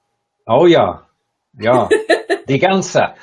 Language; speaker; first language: German; non-native, learner; English